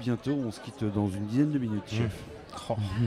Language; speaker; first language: French; native; French